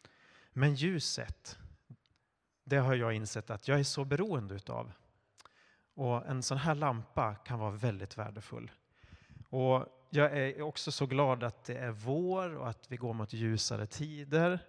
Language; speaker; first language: Swedish; native; Swedish